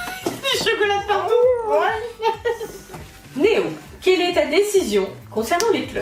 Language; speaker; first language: French; native; French